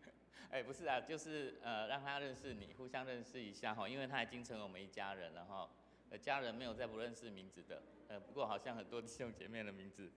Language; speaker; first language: Chinese; native; Chinese